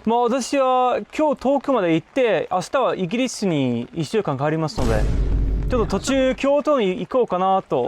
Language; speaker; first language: Japanese; non-native, fluent; English